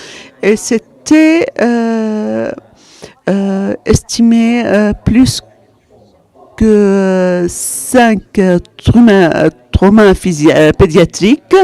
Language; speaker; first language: French; non-native, fluent; Arabic